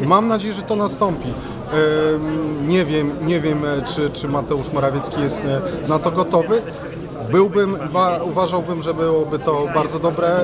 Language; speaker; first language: Polish; native; Polish